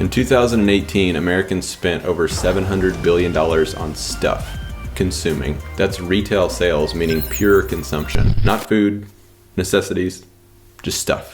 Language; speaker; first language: English; native; English